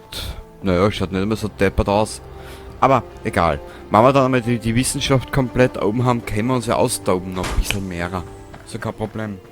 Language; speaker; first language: German; native; German